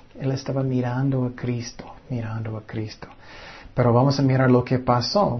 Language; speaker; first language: Spanish; non-native, fluent; English